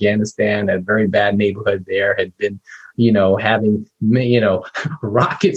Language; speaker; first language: English; native; English